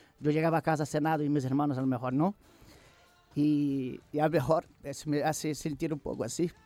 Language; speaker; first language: Spanish; non-native, fluent; Portuguese